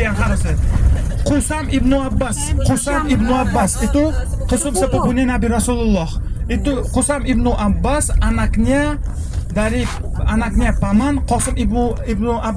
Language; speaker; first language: Indonesian; non-native, fluent; Uzbek